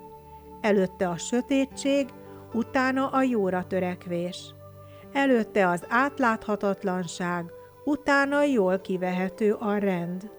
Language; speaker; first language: Hungarian; native; Hungarian